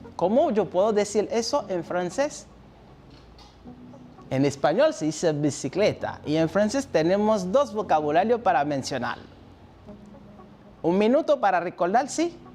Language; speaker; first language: Spanish; non-native, fluent; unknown